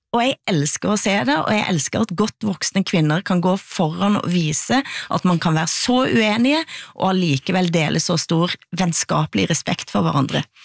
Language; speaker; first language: Norwegian; native; Norwegian